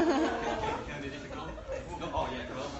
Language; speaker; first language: English; non-native, learner; French